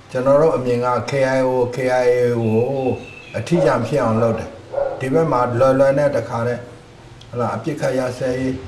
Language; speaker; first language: Burmese; non-native, local second language; Karen languages